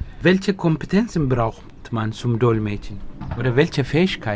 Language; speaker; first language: German; non-native, fluent; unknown